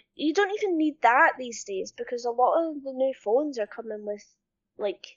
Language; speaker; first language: English; native; English